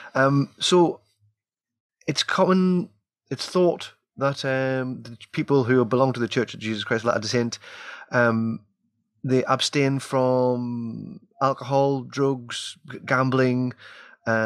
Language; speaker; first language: English; native; English